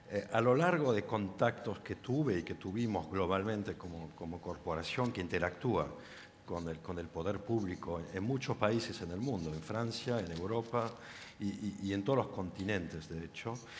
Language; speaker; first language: Spanish; non-native, fluent; French